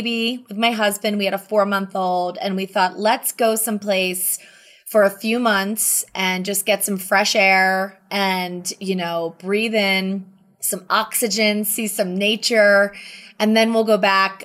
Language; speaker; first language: English; native; English